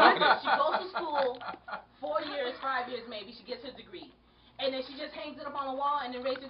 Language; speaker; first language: English; early bilingual, other home language; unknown